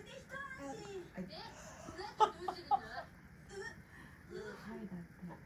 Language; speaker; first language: Japanese; native; Japanese